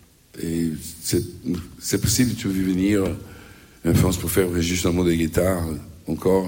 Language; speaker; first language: French; non-native, learner; Portuguese